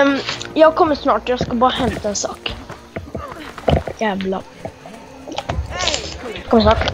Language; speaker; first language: Swedish; native; Swedish